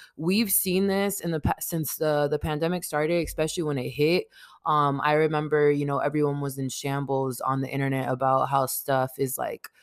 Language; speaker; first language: English; early bilingual, other home language; Spanish